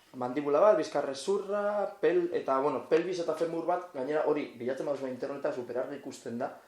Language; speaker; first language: Basque; non-native, local second language; Spanish